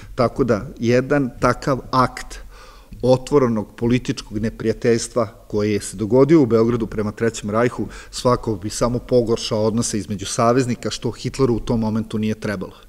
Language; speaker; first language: Serbian; native; Serbian